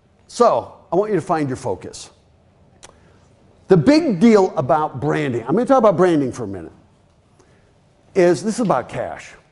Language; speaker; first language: English; native; English